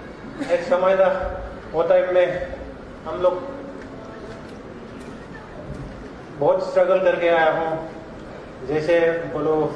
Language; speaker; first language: Hindi; non-native, local second language; Bodo